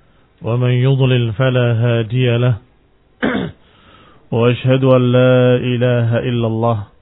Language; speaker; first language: Arabic; non-native, fluent; Indonesian